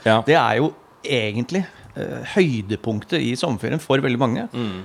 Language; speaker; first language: Norwegian; native; Norwegian